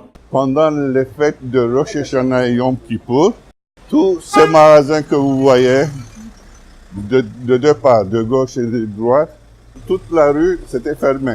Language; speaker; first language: French; non-native, fluent; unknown